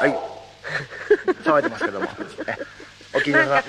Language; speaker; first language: Japanese; native; Japanese